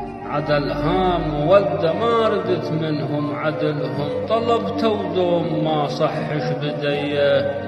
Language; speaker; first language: Arabic; native; Arabic